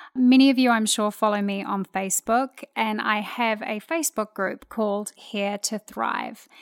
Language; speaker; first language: English; native; English